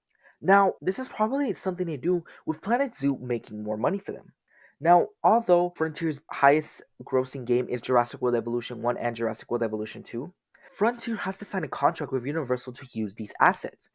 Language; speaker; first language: English; native; English